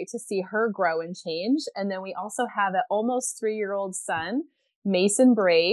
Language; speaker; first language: English; native; English